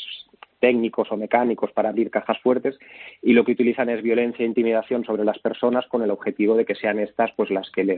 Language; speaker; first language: Spanish; native; Spanish